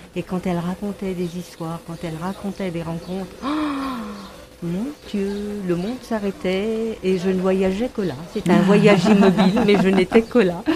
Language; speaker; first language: French; native; French